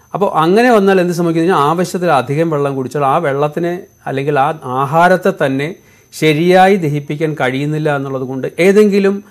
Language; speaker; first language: Malayalam; native; Malayalam